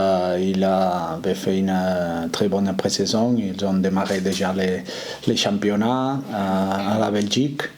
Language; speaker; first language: French; non-native, fluent; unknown